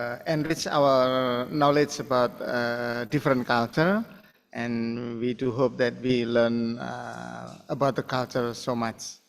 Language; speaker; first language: English; non-native, fluent; Indonesian